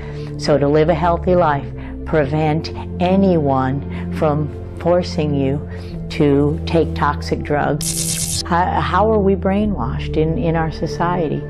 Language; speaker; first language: English; native; English